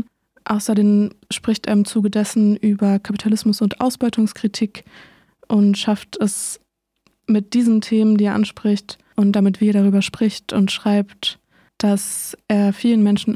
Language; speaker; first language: German; native; German